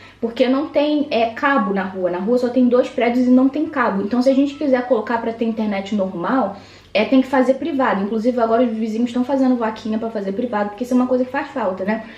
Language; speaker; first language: Portuguese; native; Portuguese